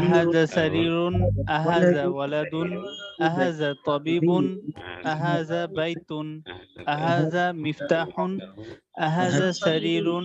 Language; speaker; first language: Arabic; non-native, learner; Bangla